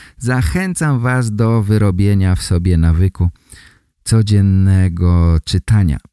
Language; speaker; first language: Polish; native; Polish